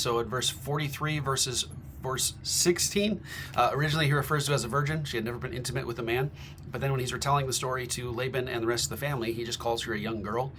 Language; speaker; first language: English; native; English